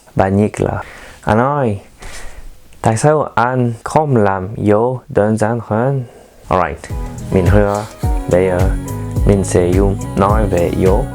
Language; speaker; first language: Vietnamese; non-native, learner; French